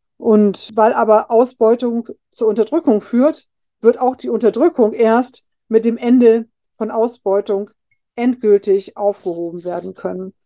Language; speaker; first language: German; native; German